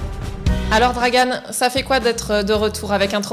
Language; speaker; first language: French; native; French